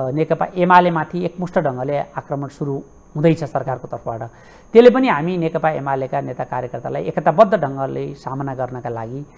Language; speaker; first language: Nepali; native; Nepali